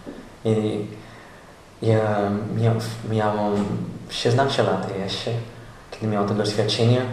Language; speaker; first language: Polish; non-native, learner; Portuguese